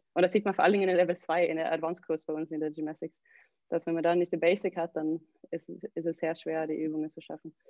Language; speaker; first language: German; non-native, fluent; Swedish